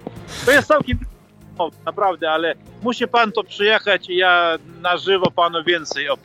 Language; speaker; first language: Polish; non-native, fluent; Ukrainian